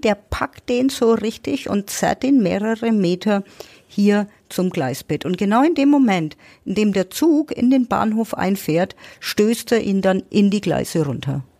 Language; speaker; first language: German; native; German